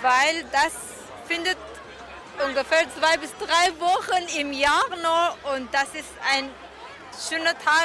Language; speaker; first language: German; non-native, learner; Persian